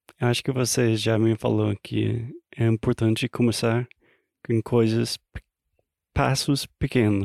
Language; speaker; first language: Portuguese; non-native, learner; English